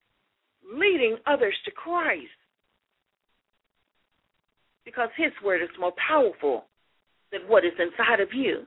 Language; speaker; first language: English; native; English